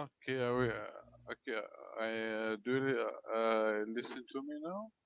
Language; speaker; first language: English; non-native, learner; French